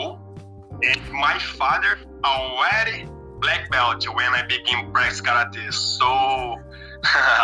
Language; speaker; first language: English; non-native, learner; Portuguese